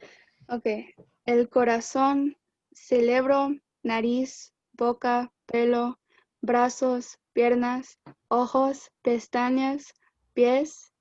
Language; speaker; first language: Spanish; non-native, learner; English